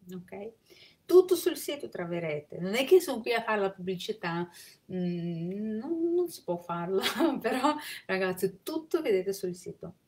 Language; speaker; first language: Italian; non-native, fluent; Russian